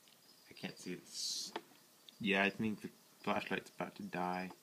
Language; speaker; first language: English; native; English